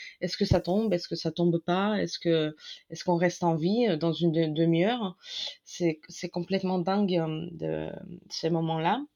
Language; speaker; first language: French; non-native, fluent; Ukrainian